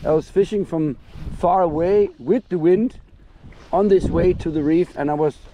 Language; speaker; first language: English; non-native, fluent; Danish